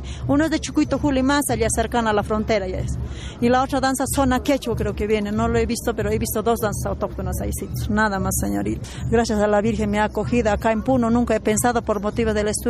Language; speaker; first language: Spanish; native; Spanish